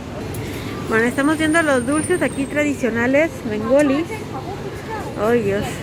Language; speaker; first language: Spanish; native; Spanish